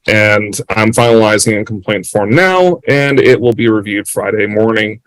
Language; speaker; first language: English; native; English